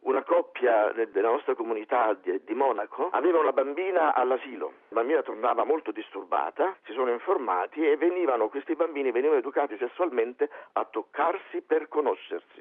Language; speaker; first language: Italian; native; Italian